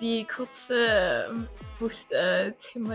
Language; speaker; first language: German; non-native, learner; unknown